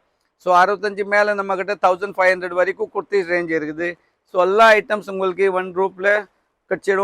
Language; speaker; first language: Tamil; non-native, learner; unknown